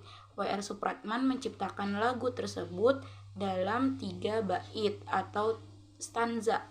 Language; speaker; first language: Indonesian; native; Indonesian